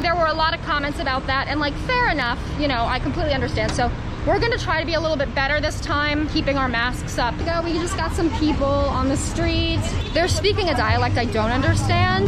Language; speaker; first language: English; native; English